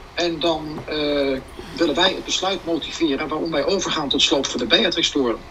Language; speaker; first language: Dutch; native; Dutch